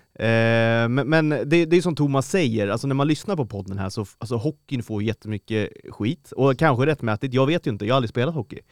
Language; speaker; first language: Swedish; native; Swedish